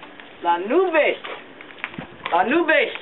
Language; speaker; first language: Spanish; non-native, learner; English